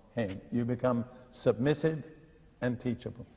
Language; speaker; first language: English; native; English